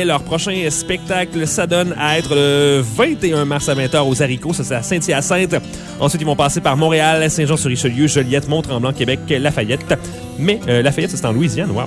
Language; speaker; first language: French; native; French